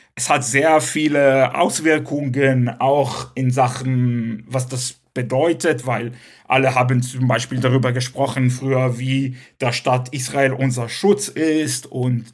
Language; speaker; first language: German; non-native, local second language; Hebrew